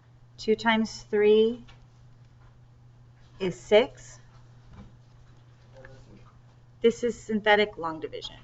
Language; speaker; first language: English; native; English